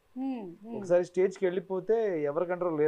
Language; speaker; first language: Telugu; non-native, fluent; Kannada